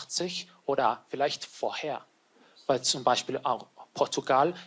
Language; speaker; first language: German; non-native, learner; Catalan